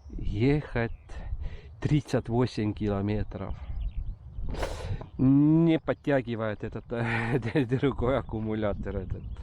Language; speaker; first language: Russian; non-native, local second language; Estonian